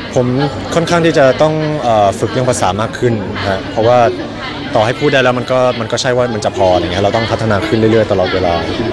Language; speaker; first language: Thai; native; Thai